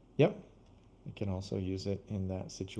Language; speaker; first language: English; non-native, fluent; Portuguese